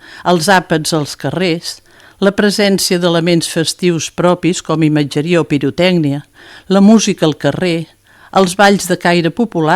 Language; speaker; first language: Catalan; native; Catalan